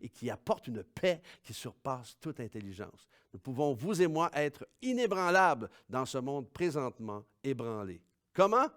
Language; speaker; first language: French; native; French